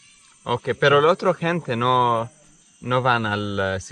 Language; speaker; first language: Spanish; non-native, learner; Arabic